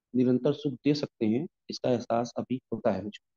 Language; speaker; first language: Hindi; native; Hindi